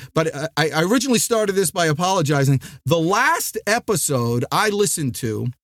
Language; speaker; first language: English; native; English